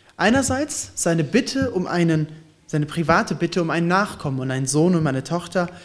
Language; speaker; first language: German; native; German